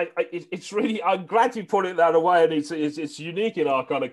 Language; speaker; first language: English; native; English